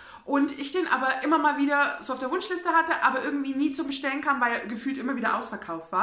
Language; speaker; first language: German; native; German